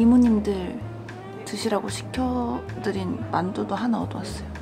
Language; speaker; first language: Korean; native; Korean